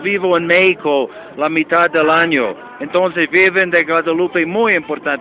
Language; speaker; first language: Spanish; non-native, learner; English